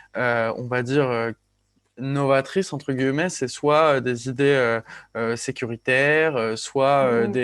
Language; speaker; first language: French; native; French